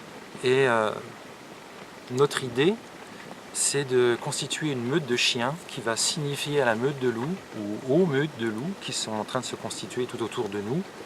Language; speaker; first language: French; native; French